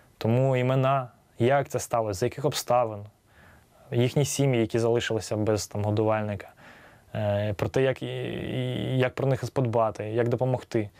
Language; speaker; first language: Ukrainian; native; Ukrainian